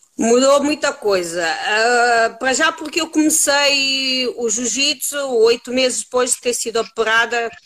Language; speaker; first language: Portuguese; non-native, local second language; Kabuverdianu